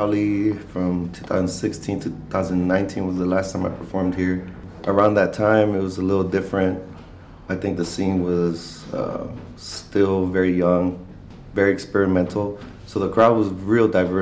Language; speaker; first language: English; early bilingual, other home language; Spanish